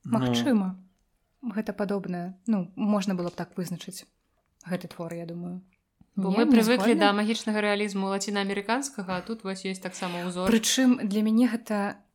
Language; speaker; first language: Belarusian; native; Belarusian